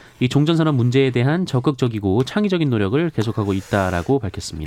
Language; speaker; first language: Korean; native; Korean